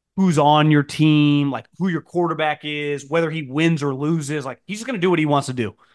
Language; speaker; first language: English; native; English